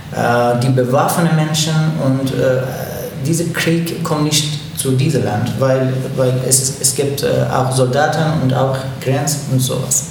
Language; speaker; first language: German; non-native, learner; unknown